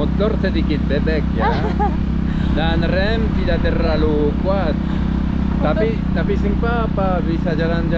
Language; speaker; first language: Indonesian; non-native, fluent; French